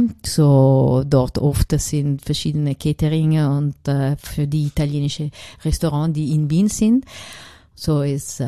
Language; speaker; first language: German; non-native, learner; Italian